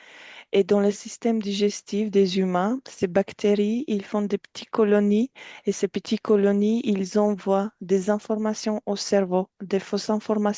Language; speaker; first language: French; non-native, fluent; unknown